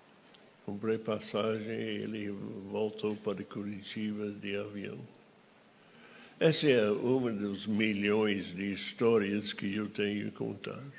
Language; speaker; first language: Portuguese; non-native, fluent; English